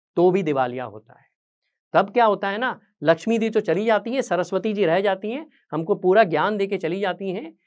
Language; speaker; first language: Hindi; native; Hindi